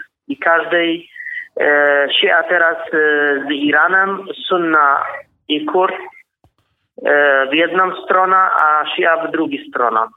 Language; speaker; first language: Polish; non-native, learner; Kurdish